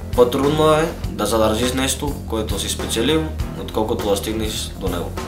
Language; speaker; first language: Bulgarian; early bilingual, heritage; Bulgarian